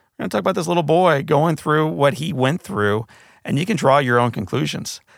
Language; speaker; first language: English; native; English